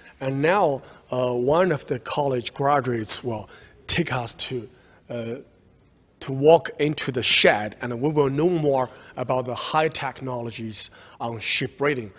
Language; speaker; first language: English; non-native, fluent; Chinese